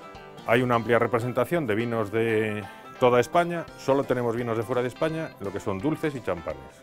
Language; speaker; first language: Spanish; native; Spanish